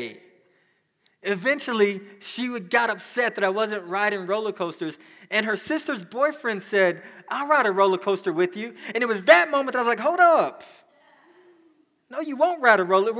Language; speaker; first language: English; native; English